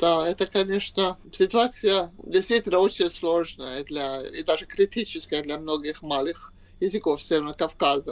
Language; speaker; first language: Russian; non-native, fluent; Swedish